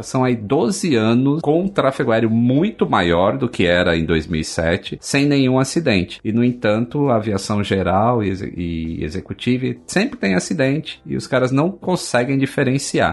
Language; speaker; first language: Portuguese; native; Portuguese